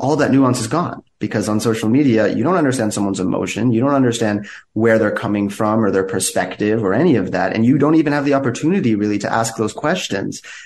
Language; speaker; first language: English; native; English